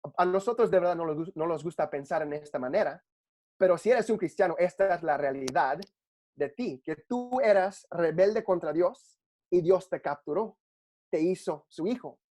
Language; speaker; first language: Spanish; early bilingual, heritage; Spanish